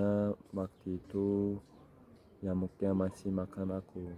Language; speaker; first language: Indonesian; non-native, learner; Turkish